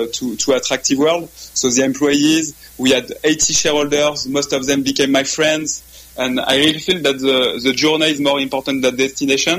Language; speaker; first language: English; non-native, fluent; French